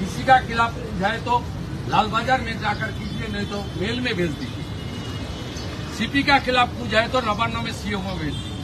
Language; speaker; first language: Hindi; non-native, local second language; Bangla